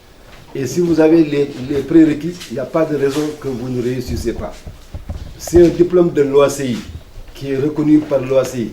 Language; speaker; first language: French; non-native, local second language; Wolof